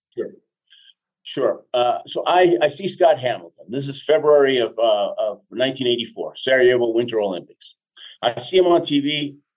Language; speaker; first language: English; early bilingual, other home language; Spanish